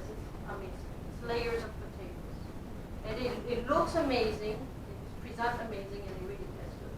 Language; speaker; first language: English; non-native, fluent; French